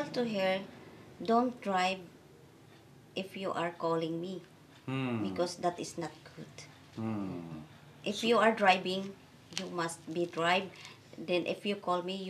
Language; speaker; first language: English; non-native, learner; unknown